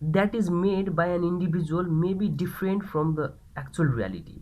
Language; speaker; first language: English; non-native, local second language; Nepali